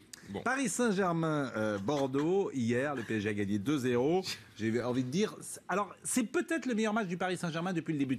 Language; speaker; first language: French; native; French